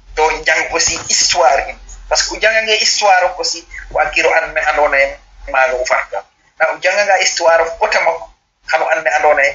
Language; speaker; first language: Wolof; non-native, local second language; Serer